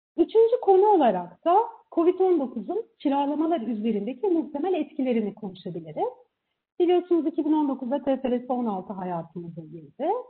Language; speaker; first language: Turkish; native; Turkish